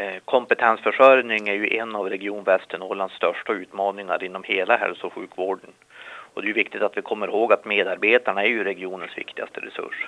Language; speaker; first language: Swedish; native; Swedish